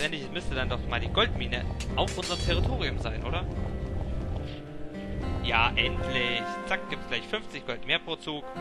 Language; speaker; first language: German; native; German